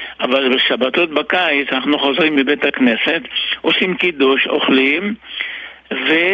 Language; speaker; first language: Hebrew; early bilingual, other home language; Arabic